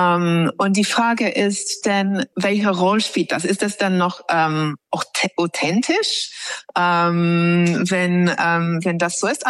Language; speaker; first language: German; non-native, fluent; English